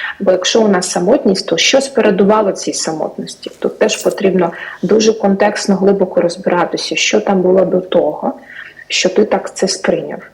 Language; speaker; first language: Ukrainian; native; Ukrainian